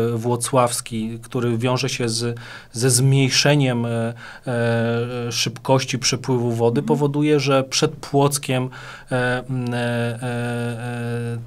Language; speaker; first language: Polish; native; Polish